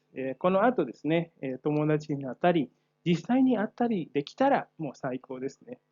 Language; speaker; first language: Japanese; non-native, fluent; Indonesian